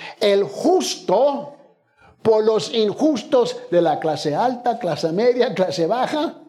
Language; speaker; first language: Spanish; early bilingual, heritage; Spanish